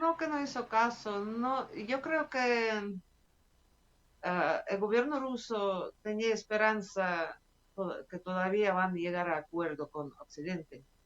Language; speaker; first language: Spanish; non-native, fluent; Russian